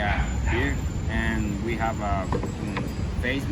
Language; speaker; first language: English; non-native, learner; Spanish